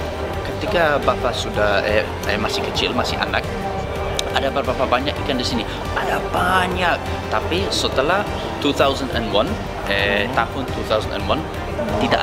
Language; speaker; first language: Indonesian; non-native, learner; English